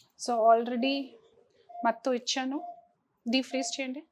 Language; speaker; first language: Telugu; non-native, local second language; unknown